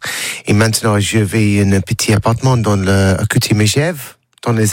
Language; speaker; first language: French; non-native, learner; English